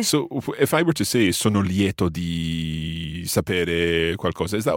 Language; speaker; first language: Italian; non-native, fluent; English